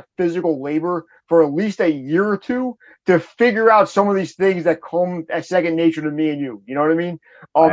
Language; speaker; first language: English; native; English